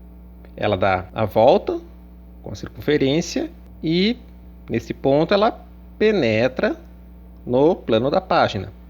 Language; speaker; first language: Portuguese; native; Portuguese